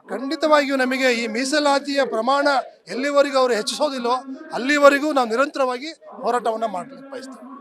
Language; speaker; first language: Kannada; non-native, local second language; Lambadi